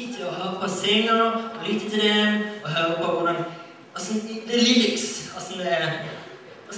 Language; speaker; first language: Danish; non-native, learner; Norwegian